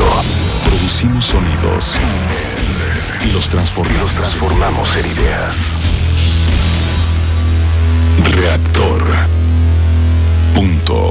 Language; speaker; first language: Spanish; native; Spanish